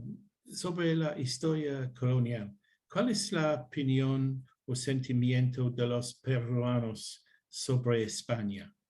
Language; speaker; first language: Spanish; non-native, learner; English